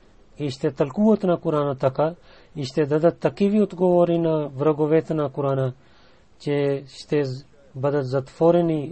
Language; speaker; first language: Bulgarian; non-native, learner; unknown